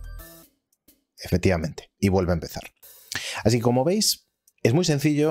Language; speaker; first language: Spanish; native; Spanish